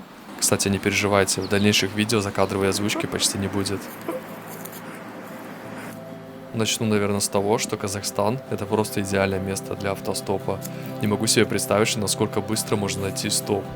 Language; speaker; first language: Russian; native; Russian